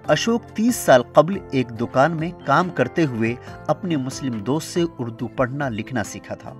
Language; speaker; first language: Hindi; native; Hindi